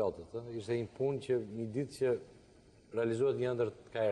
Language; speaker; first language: Albanian; native; Albanian